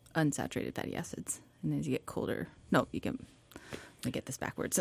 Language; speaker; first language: English; native; English